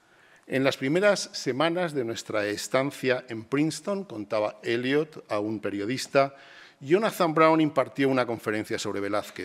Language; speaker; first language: Spanish; native; Spanish